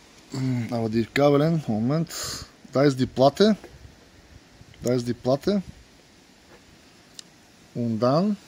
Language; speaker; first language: German; non-native, learner; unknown